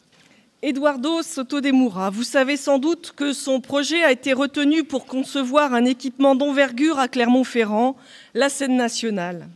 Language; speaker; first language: French; native; French